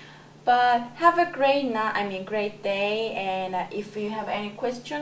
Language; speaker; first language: English; non-native, learner; Korean